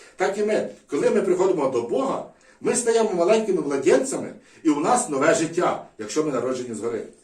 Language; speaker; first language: Ukrainian; non-native, local second language; Russian